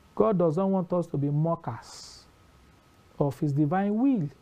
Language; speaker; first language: English; non-native, local second language; Yoruba